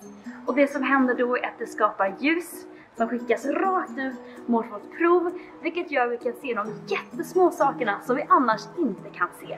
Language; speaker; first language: Swedish; native; Swedish